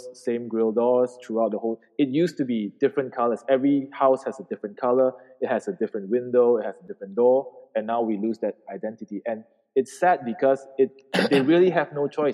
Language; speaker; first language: English; non-native, local second language; Min Nan Chinese